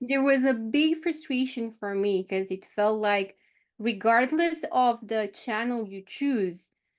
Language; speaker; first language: English; non-native, fluent; Romanian